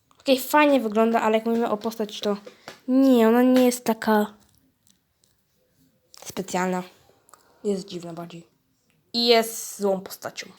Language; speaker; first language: Polish; early bilingual, heritage; Polish